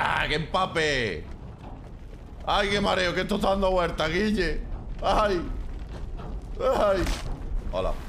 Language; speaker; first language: Spanish; native; Spanish